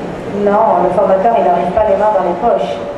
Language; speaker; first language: French; native; French